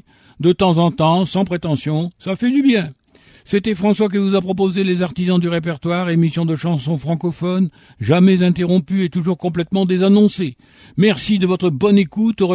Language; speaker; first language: French; native; French